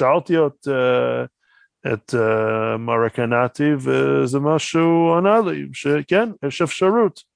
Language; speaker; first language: Hebrew; non-native, fluent; English